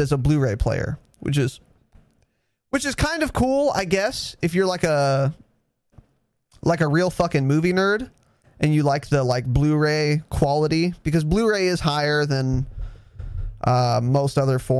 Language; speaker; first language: English; native; English